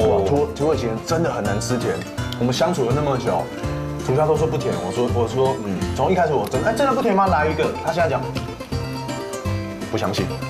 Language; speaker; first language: Chinese; native; Chinese